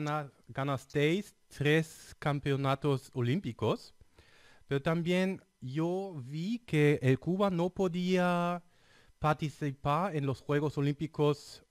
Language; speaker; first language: Spanish; non-native, fluent; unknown